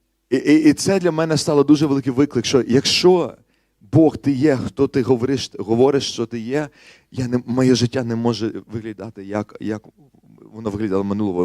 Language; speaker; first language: Ukrainian; non-native, learner; English